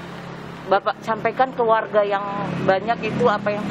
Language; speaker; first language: Indonesian; native; Indonesian